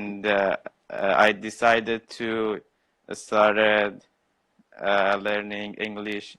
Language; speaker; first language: English; non-native, learner; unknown